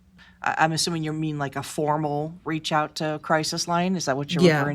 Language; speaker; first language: English; native; English